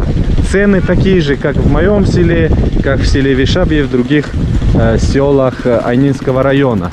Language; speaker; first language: Russian; non-native, local second language; Tajik